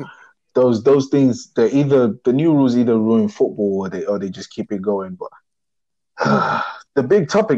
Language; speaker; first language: English; non-native, local second language; Yoruba